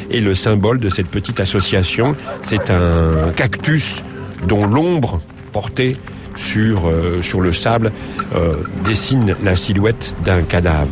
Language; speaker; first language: French; native; French